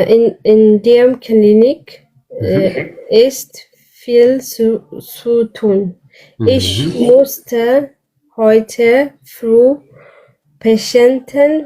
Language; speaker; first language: German; non-native, learner; Amharic